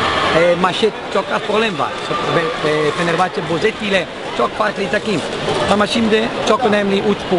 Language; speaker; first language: Turkish; non-native, learner; Italian